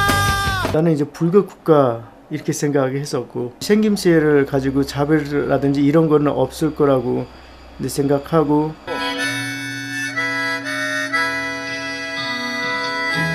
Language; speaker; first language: Korean; non-native, fluent; Nepali